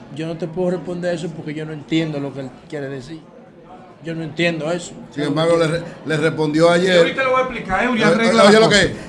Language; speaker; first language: Spanish; native; Spanish